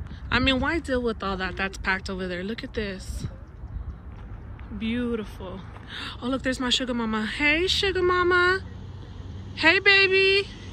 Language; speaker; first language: English; early bilingual, other home language; Spanish